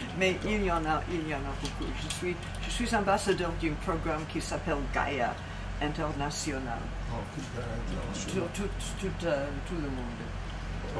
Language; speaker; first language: French; non-native, fluent; English